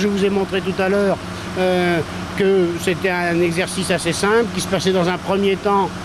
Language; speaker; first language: French; native; French